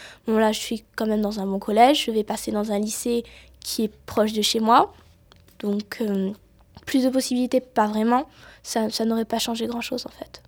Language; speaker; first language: French; native; French